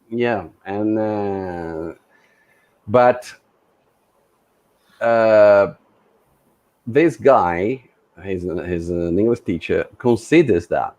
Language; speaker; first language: English; non-native, fluent; Portuguese